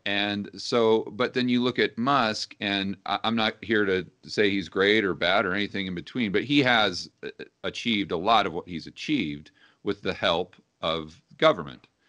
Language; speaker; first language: English; native; English